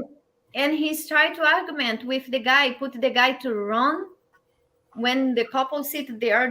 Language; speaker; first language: English; non-native, learner; Portuguese